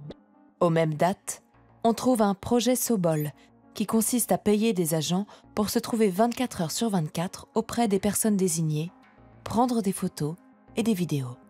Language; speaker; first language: French; native; French